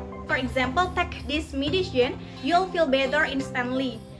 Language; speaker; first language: English; non-native, fluent; Indonesian